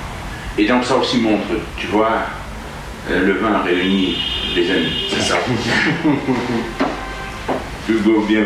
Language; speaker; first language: French; non-native, fluent; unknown